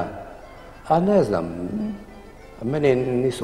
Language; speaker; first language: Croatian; non-native, fluent; Arabic